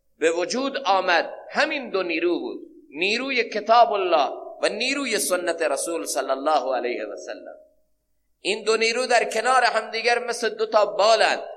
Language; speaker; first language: Persian; non-native, local second language; Central Kurdish